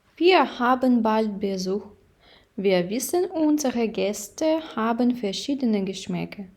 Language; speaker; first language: German; non-native, fluent; Ukrainian